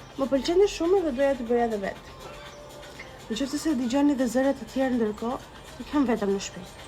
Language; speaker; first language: Albanian; early bilingual, heritage; Albanian